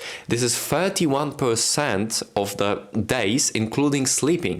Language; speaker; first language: English; non-native, fluent; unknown